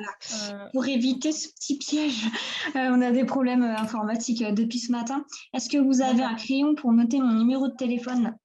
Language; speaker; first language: French; non-native, fluent; Spanish